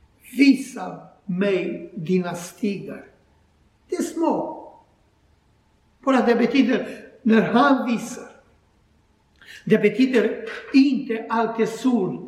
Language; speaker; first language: Swedish; non-native, learner; Croatian